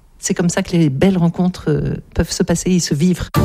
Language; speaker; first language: French; native; French